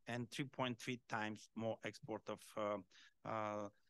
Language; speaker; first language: English; non-native, fluent; Bulgarian